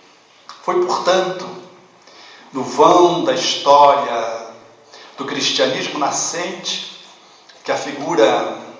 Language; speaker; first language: Portuguese; native; Portuguese